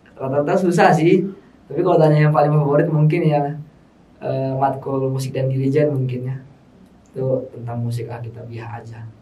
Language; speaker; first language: Indonesian; native; Indonesian